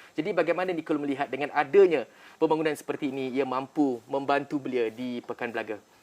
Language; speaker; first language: Malay; native; Malay